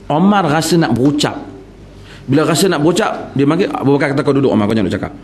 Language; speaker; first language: Malay; native; Malay